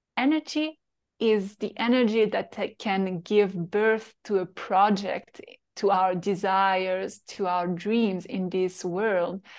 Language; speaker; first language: English; non-native, fluent; French